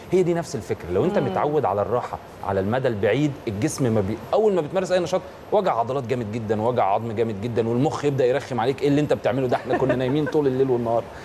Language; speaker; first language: Egyptian Arabic; native; Egyptian Arabic